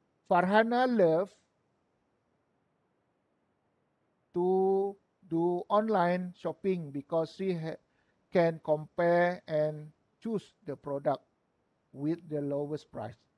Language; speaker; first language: English; non-native, local second language; Malay